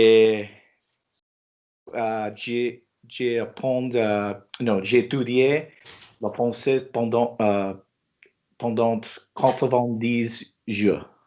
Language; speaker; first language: French; non-native, learner; English